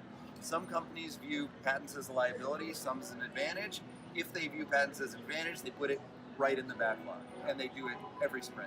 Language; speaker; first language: English; native; English